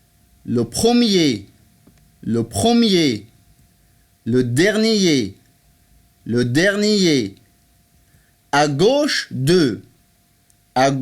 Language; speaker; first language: French; non-native, fluent; Arabic